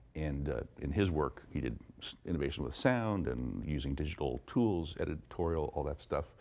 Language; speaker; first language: English; native; English